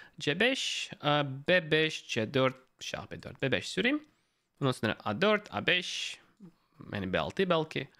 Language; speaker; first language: Turkish; non-native, fluent; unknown